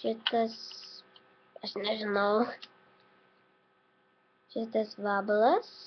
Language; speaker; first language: Lithuanian; early bilingual, heritage; Lithuanian